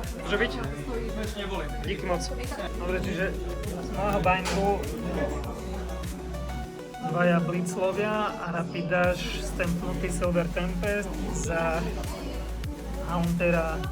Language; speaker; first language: Slovak; native; Slovak